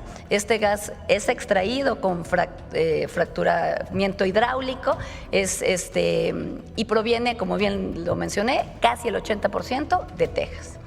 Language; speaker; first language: Spanish; native; Spanish